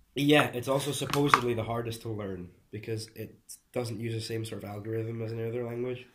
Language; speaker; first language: English; early bilingual, other home language; Hungarian